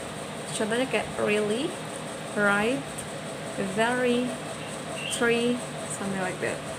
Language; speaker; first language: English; non-native, learner; Indonesian